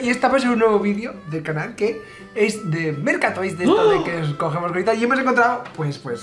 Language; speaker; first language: Spanish; native; Spanish